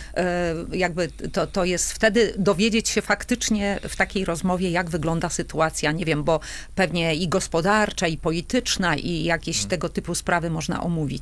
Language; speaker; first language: Polish; native; Polish